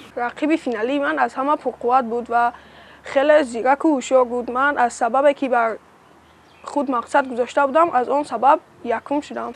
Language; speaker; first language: Tajik; native; Tajik